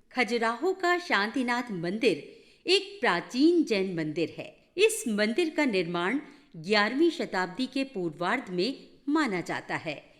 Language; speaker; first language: Hindi; native; Hindi